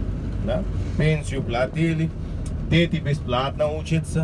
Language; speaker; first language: Russian; non-native, learner; Sinhala